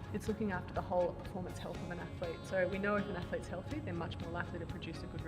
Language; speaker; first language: English; native; English